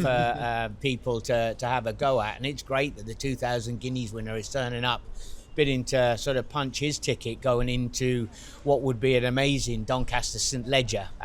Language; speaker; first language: English; native; English